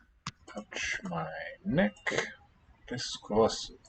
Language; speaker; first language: Portuguese; non-native, learner; English